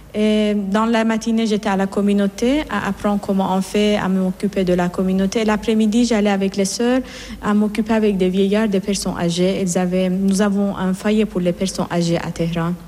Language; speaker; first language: French; non-native, fluent; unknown